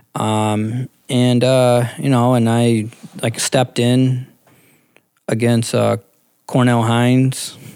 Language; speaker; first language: English; native; English